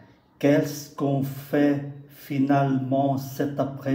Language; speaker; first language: French; non-native, fluent; Vietnamese